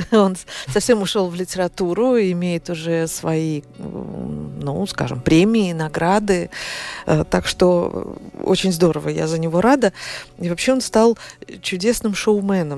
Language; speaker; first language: Russian; native; Russian